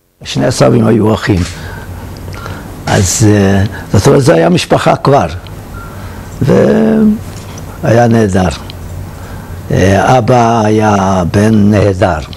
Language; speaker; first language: Hebrew; non-native, fluent; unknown